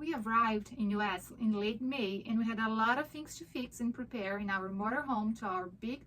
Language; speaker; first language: English; non-native, fluent; Portuguese